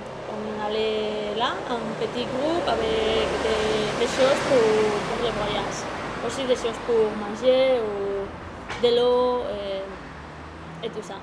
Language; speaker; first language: French; non-native, fluent; Spanish